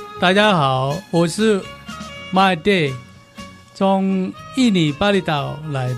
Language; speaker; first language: Chinese; non-native, learner; Balinese